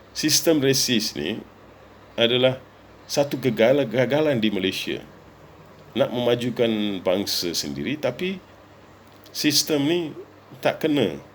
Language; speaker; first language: Malay; non-native, local second language; Tamil